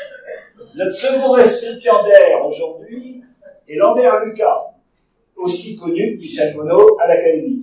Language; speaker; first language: French; native; French